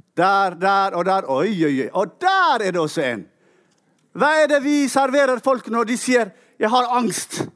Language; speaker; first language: Norwegian; non-native, fluent; Tigrinya